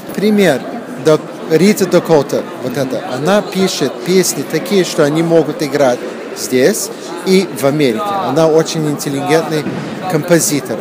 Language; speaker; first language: Russian; early bilingual, heritage; English